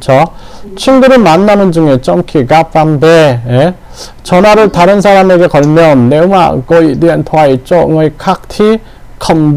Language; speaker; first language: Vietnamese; non-native, learner; Korean